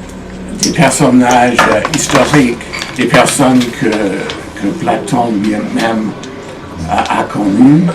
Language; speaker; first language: French; non-native, fluent; English